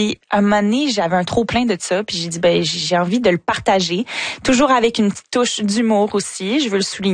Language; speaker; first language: French; native; French